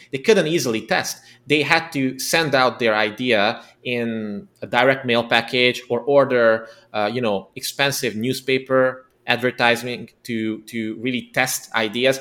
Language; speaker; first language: English; non-native, fluent; Hungarian